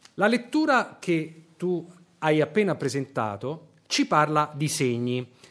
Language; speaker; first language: Italian; native; Italian